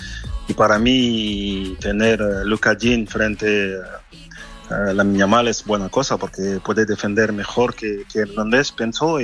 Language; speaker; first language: Spanish; non-native, fluent; French